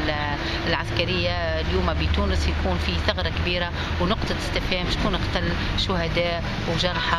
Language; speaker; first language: Arabic; native; Arabic